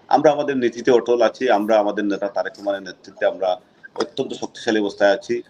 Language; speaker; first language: Bangla; native; Bangla